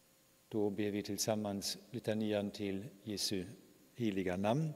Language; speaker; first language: Swedish; non-native, fluent; German